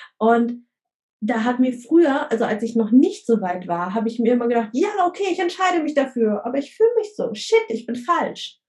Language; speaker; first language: German; early bilingual, other home language; Vietnamese